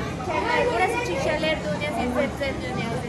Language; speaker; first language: Turkish; non-native, learner; Spanish